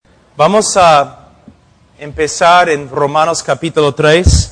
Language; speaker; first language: Spanish; non-native, fluent; English